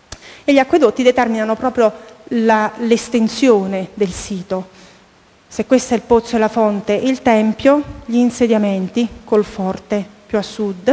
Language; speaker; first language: Italian; native; Italian